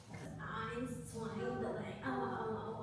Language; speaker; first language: German; non-native, learner; Filipino